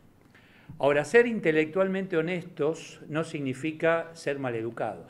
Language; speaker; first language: Spanish; native; Spanish